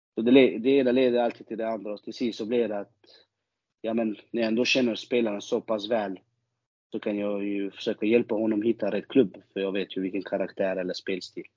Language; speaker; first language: Swedish; early bilingual, other home language; Albanian